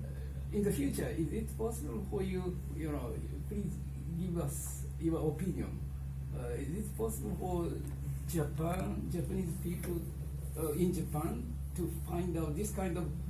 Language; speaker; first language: English; non-native, fluent; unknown